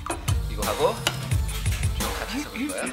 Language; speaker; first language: Korean; non-native, fluent; English